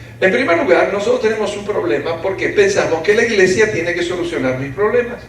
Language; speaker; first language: Spanish; early bilingual, other home language; Ukrainian